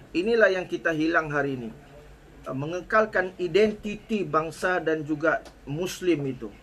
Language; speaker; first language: Malay; native; Malay